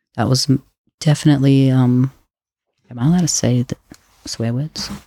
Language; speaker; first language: English; native; English